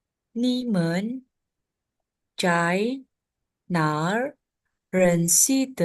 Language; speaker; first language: Chinese; non-native, learner; Indonesian